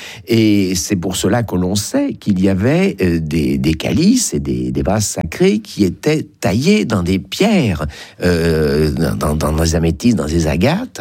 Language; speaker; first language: French; native; French